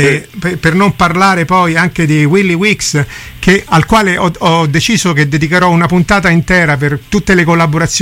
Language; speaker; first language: Italian; native; Italian